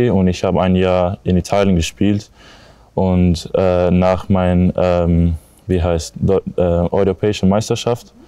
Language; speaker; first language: German; non-native, learner; English